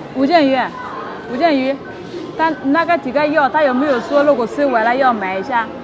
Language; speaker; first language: Chinese; non-native, fluent; Ganda